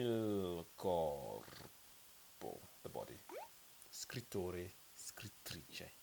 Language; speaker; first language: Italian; non-native, learner; English